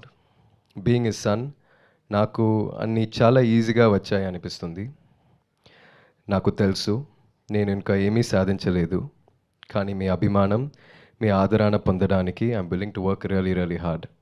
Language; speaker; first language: Telugu; non-native, learner; Tamil